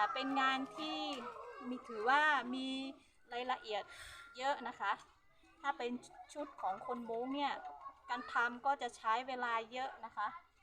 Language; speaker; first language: Thai; non-native, local second language; Hmong